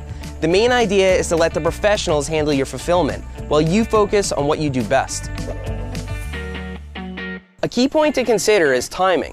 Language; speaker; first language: English; native; English